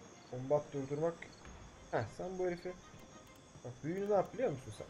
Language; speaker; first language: Turkish; native; Turkish